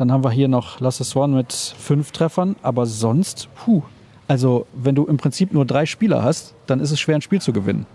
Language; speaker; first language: German; native; German